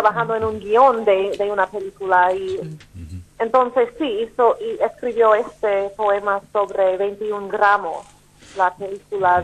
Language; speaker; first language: Spanish; non-native, fluent; English